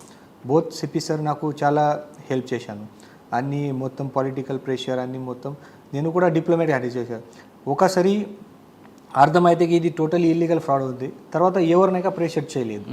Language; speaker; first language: Telugu; non-native, fluent; Marathi